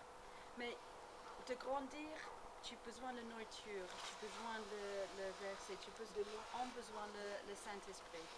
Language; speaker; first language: French; non-native, learner; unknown